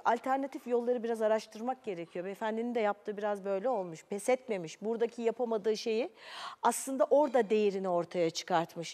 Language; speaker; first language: Turkish; native; Turkish